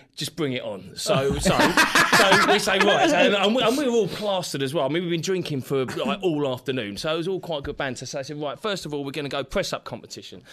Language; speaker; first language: English; native; English